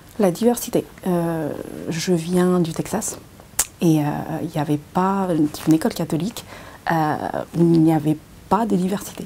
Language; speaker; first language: French; early bilingual, other home language; English